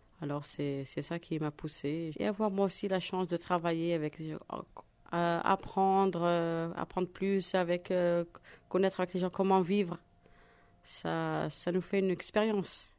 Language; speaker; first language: French; non-native, learner; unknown